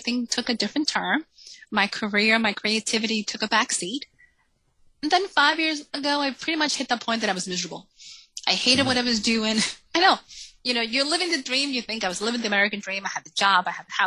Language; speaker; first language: English; early bilingual, other home language; Spanish